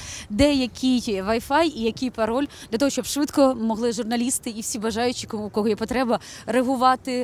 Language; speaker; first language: Ukrainian; native; Ukrainian